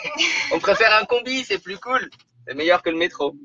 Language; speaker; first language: French; native; French